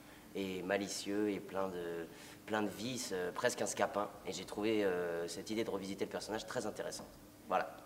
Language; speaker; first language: French; native; French